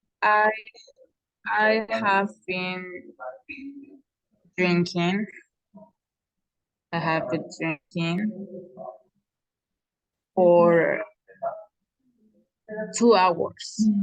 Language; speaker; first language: English; non-native, learner; Spanish